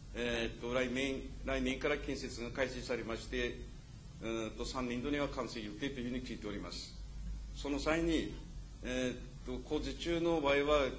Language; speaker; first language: Japanese; native; Japanese